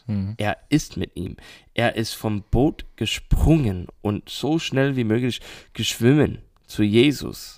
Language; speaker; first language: German; non-native, learner; English